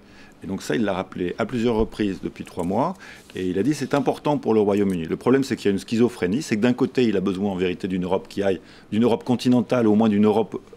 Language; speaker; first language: French; native; French